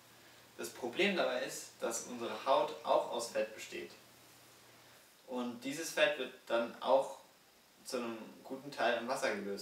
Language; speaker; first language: German; native; German